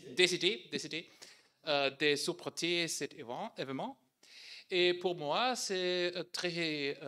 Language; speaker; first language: French; non-native, fluent; German